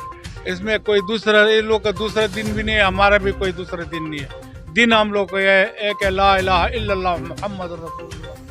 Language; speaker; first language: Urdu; non-native, local second language; Pashto